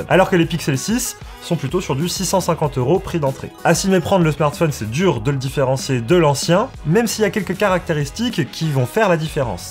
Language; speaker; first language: French; native; French